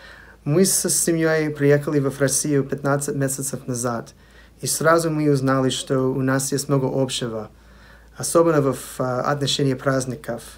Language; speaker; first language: Russian; non-native, fluent; English